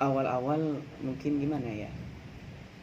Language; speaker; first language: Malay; non-native, local second language; Madurese